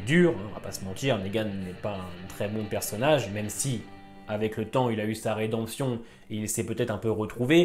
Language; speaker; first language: French; native; French